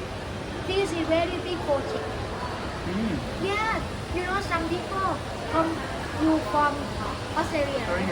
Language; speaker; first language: English; non-native, learner; Thai